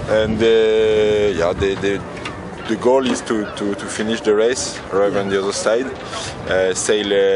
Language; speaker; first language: English; non-native, learner; French